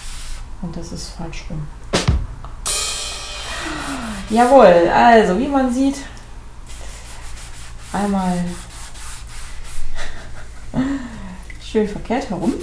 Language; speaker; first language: German; native; German